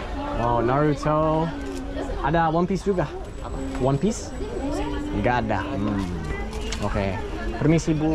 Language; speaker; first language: Indonesian; non-native, learner; English